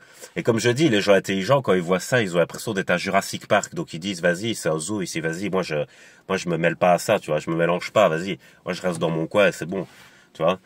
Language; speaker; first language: French; native; French